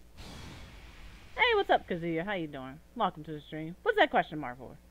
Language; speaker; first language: English; native; English